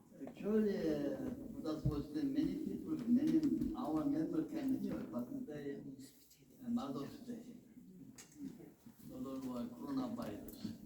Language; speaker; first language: English; non-native, learner; Korean